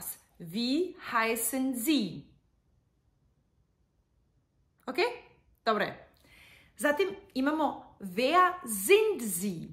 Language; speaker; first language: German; non-native, fluent; Serbian